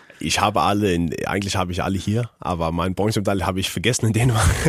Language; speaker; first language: German; non-native, learner; Faroese